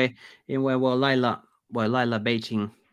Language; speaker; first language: Chinese; non-native, learner; Finnish